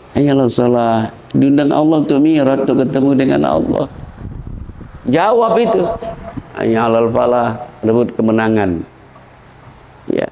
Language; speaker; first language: Indonesian; native; Indonesian